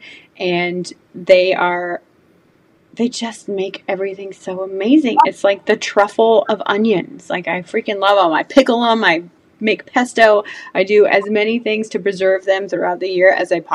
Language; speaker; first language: English; native; English